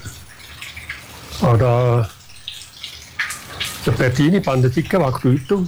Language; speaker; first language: Indonesian; non-native, fluent; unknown